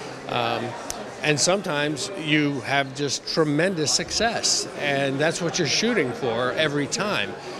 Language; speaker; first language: English; native; English